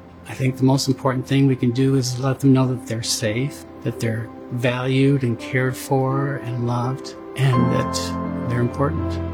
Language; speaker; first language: English; native; English